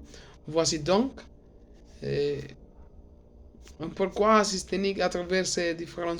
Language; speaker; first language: French; non-native, learner; Spanish